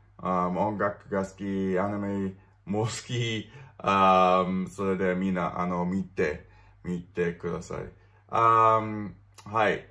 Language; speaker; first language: Japanese; non-native, learner; English